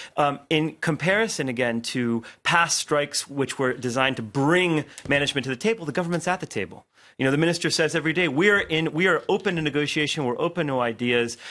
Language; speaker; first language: English; native; English